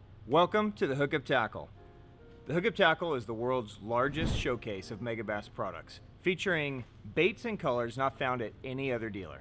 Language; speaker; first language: English; native; English